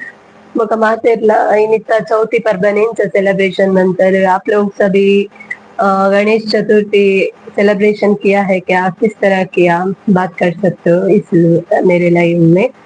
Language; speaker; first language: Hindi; non-native, local second language; Tulu